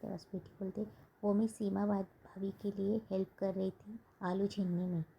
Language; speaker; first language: Hindi; non-native, local second language; Marathi